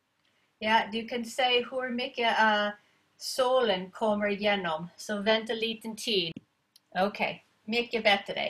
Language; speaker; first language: Swedish; non-native, learner; English